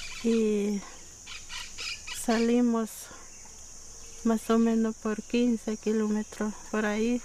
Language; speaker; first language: Spanish; non-native, local second language; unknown